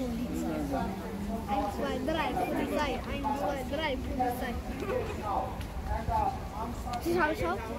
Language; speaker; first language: German; non-native, learner; Bangla